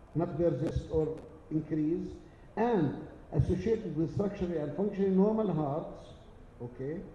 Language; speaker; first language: English; non-native, fluent; Arabic